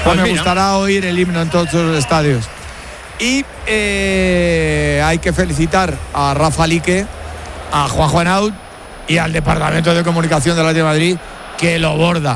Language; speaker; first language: Spanish; native; Spanish